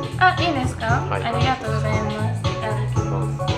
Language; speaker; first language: Japanese; native; Japanese